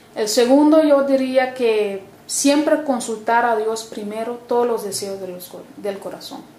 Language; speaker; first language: Spanish; non-native, fluent; Papiamento